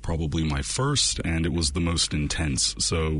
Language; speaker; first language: English; native; English